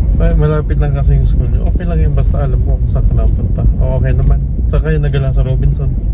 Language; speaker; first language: Filipino; native; Filipino